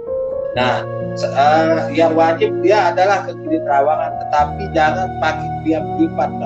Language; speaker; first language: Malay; non-native, local second language; Sasak